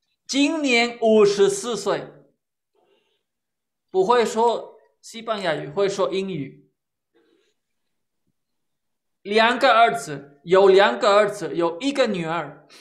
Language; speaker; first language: Chinese; non-native, fluent; Spanish